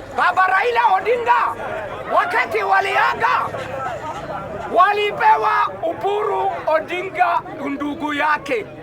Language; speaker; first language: Swahili; non-native, local second language; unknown